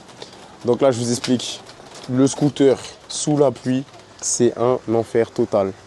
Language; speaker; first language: French; native; French